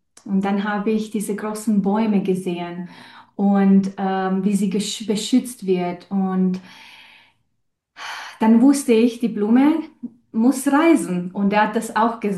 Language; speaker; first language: German; non-native, fluent; Romanian